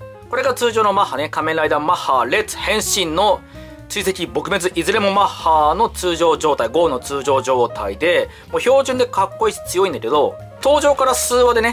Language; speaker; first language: Japanese; native; Japanese